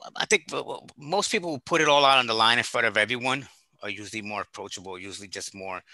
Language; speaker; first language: English; early bilingual, other home language; Spanish